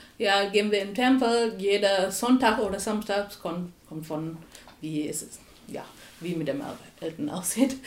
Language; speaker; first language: German; non-native, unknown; Tamil